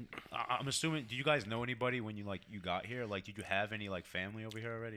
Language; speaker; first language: English; early bilingual, other home language; Portuguese